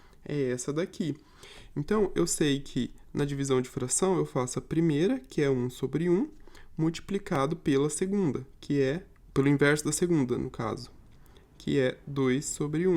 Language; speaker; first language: Portuguese; native; Portuguese